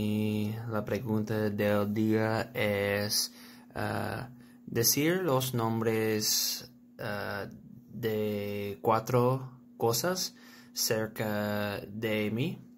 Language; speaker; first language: Spanish; non-native, learner; English